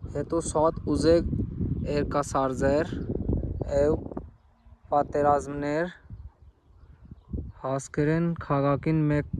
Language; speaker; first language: Armenian; non-native, learner; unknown